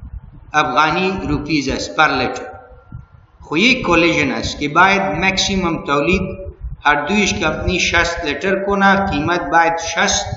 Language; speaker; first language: Persian; non-native, local second language; Pashto